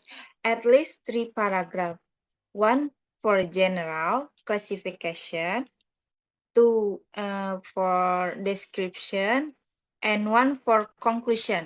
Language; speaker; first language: English; non-native, learner; Indonesian